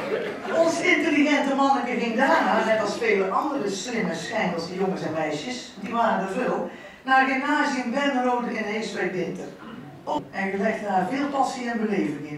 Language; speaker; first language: Dutch; native; Dutch